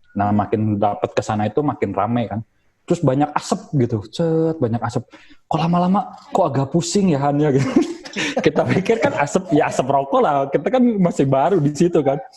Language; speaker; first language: Indonesian; native; Indonesian